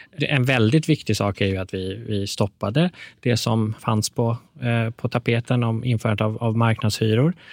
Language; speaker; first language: Swedish; early bilingual, other home language; Persian